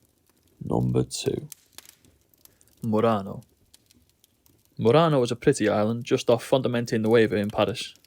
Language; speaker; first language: English; native; English